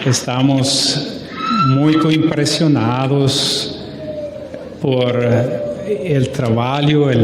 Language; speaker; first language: Portuguese; non-native, learner; Spanish